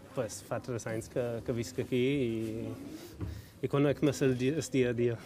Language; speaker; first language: Catalan; non-native, fluent; German